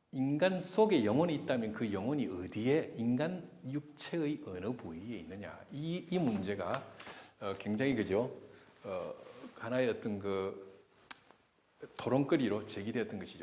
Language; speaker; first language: Korean; native; Korean